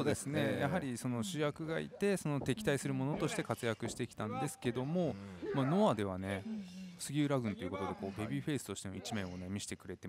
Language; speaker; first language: Japanese; native; Japanese